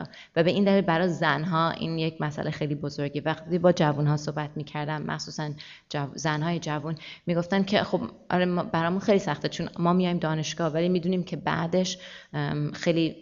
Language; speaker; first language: Persian; early bilingual, heritage; Persian